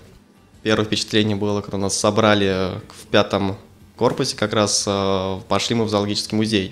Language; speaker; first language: Russian; native; Russian